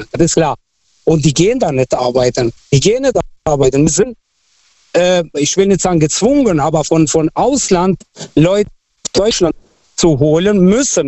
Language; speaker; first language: German; non-native, fluent; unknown